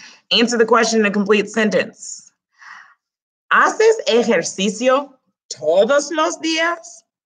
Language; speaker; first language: Spanish; early bilingual, heritage; Spanish